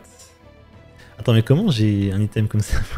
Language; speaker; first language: French; native; French